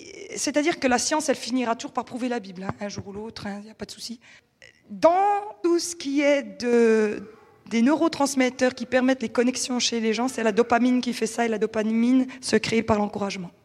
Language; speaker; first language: French; native; French